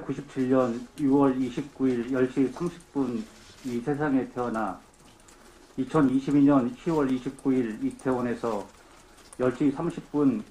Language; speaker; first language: Korean; native; Korean